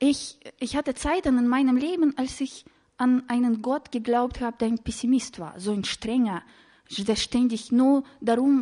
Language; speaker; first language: German; non-native, fluent; Russian